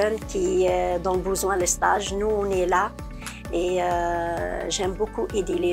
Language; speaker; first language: French; non-native, learner; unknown